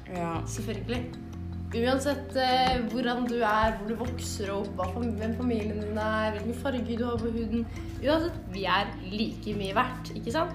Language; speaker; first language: Norwegian; native; Norwegian